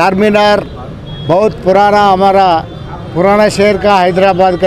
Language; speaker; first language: Hindi; non-native, local second language; Telugu